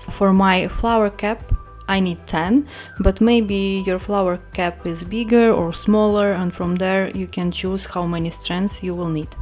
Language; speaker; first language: English; non-native, fluent; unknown